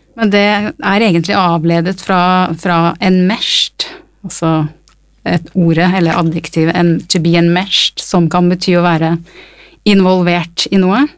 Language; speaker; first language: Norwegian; early bilingual, other home language; English